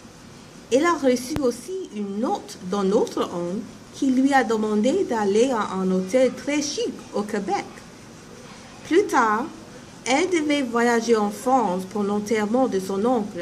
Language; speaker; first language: French; non-native, learner; English